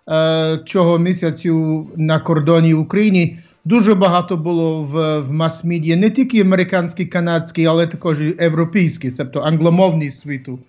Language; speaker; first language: Ukrainian; early bilingual, heritage; English